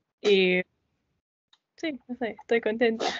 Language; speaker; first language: Spanish; non-native, learner; English